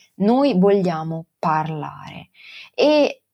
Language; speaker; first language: Italian; non-native, local second language; Venetian